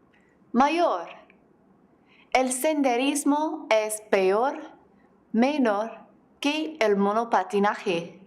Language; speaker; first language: Spanish; non-native, fluent; English